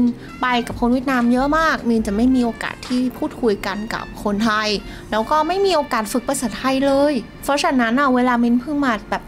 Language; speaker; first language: Thai; non-native, fluent; Vietnamese